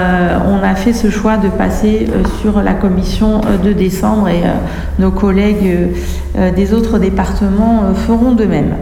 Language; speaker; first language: French; native; French